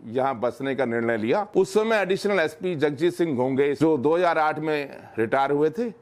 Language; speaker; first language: Hindi; native; Hindi